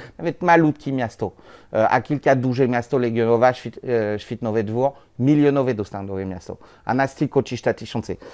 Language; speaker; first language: Polish; non-native, learner; French